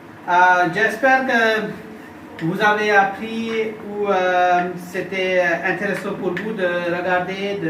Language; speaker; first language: French; non-native, fluent; Hindi